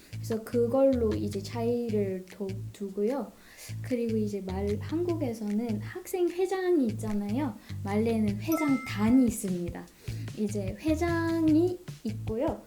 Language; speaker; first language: Korean; non-native, fluent; Malay